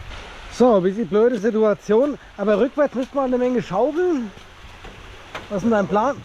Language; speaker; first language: German; native; German